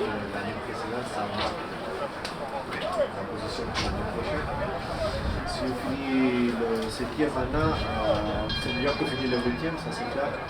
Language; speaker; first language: French; non-native, fluent; English